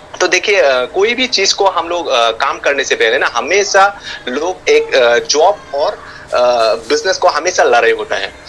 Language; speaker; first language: Hindi; non-native, local second language; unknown